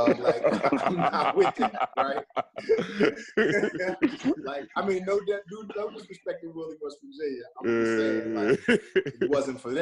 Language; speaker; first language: English; native; English